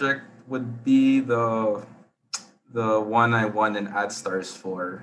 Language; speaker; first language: English; non-native, local second language; Filipino